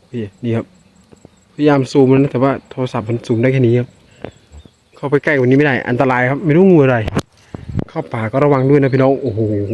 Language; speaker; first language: Thai; native; Thai